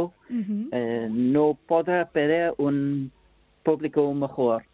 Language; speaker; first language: Spanish; non-native, learner; English